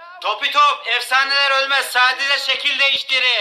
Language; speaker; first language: Turkish; native; Turkish